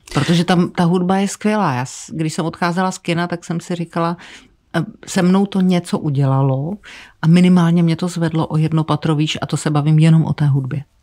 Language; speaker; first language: Czech; native; Czech